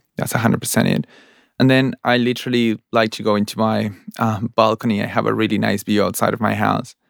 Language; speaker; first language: English; non-native, fluent; Spanish